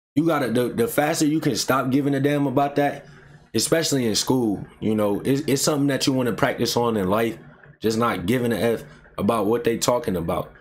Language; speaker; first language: English; native; English